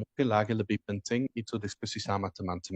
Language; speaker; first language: Indonesian; non-native, fluent; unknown